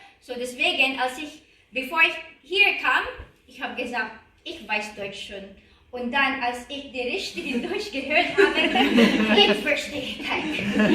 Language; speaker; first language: German; non-native, learner; Filipino